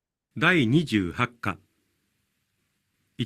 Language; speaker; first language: Japanese; non-native, learner; Indonesian